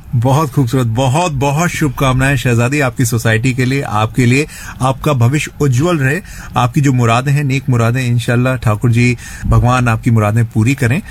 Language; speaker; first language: Hindi; native; Hindi